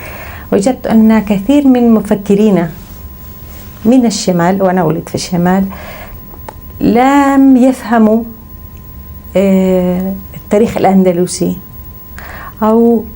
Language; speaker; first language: Arabic; non-native, fluent; Spanish